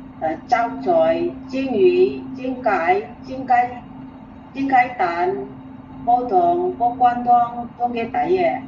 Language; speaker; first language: Cantonese; non-native, learner; Indonesian